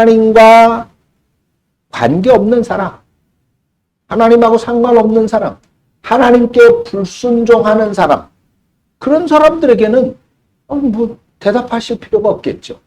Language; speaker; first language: Korean; native; Korean